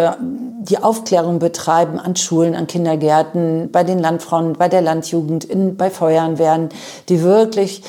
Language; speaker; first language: German; native; German